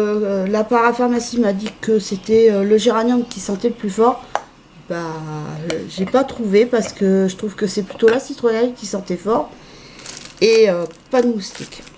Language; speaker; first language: French; native; French